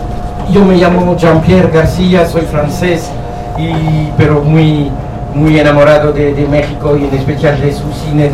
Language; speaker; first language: Spanish; non-native, fluent; French